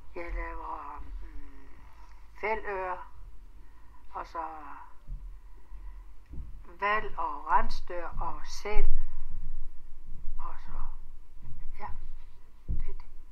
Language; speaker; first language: Danish; non-native, local second language; Kalaallisut